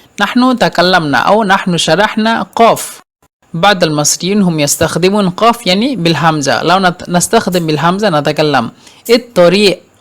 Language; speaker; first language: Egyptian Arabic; non-native, fluent; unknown